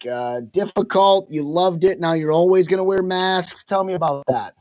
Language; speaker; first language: English; native; English